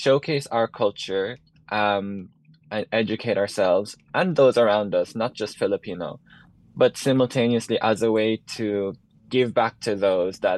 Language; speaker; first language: English; native; English